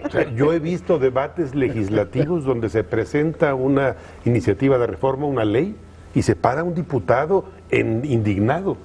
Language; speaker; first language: Spanish; native; Spanish